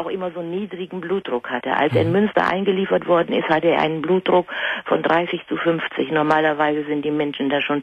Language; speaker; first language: German; native; German